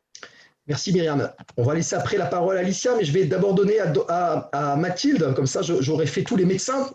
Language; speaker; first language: French; native; French